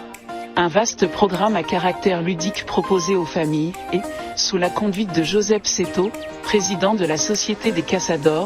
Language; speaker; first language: French; native; French